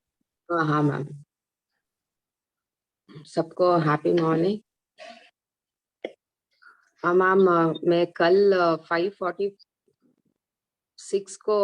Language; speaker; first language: Hindi; non-native, local second language; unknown